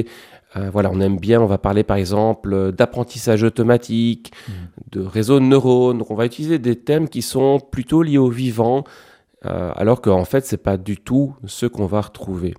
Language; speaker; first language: French; native; French